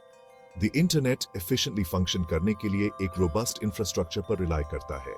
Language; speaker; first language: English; non-native, local second language; Hindi